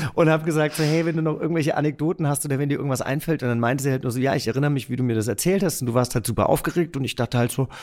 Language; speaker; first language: German; native; German